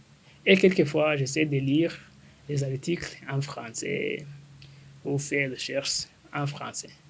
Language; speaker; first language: French; non-native, local second language; Kinyarwanda